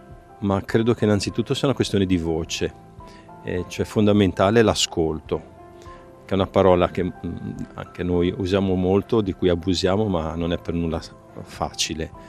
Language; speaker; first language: Italian; native; Italian